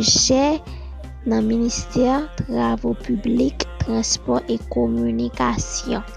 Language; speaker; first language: French; non-native, learner; Haitian Creole